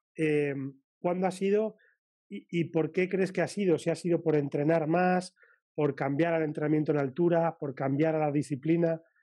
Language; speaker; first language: Spanish; native; Spanish